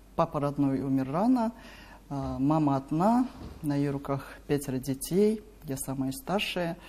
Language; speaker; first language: Russian; non-native, local second language; Korean